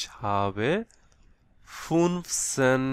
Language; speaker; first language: German; non-native, learner; Bangla